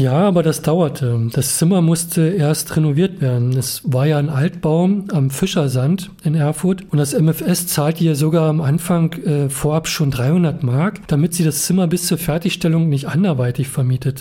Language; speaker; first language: German; native; German